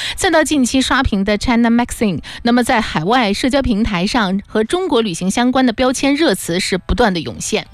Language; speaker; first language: Chinese; native; Chinese